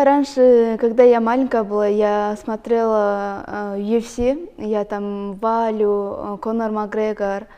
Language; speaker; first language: Russian; non-native, local second language; Kyrgyz